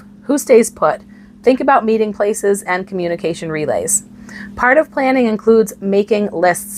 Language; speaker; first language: English; native; English